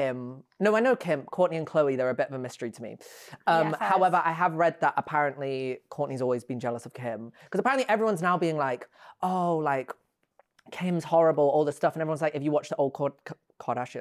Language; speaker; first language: English; native; English